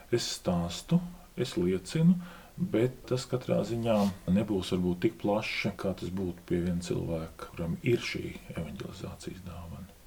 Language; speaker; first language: Latvian; native; Latvian